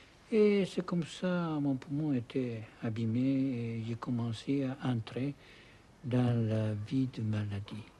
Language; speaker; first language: French; non-native, fluent; Japanese